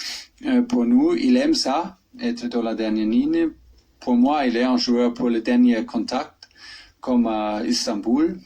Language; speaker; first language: French; non-native, fluent; German